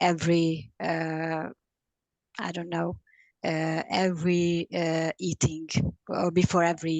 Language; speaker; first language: English; non-native, learner; Hungarian